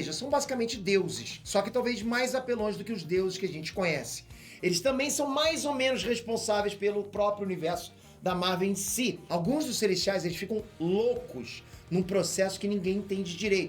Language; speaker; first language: Portuguese; native; Portuguese